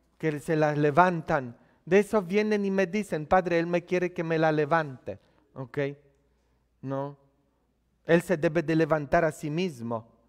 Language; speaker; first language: Spanish; non-native, fluent; Polish